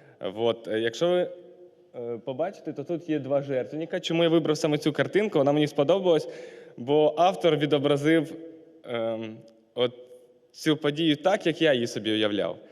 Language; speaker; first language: Ukrainian; non-native, local second language; Russian